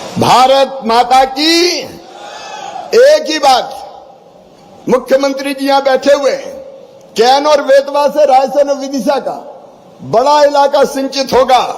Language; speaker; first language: Hindi; native; Hindi